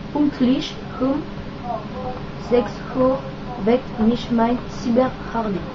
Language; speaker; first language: German; non-native, learner; French